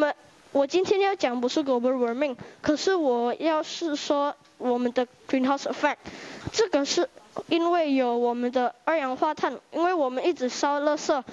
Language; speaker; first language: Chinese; non-native, learner; Indonesian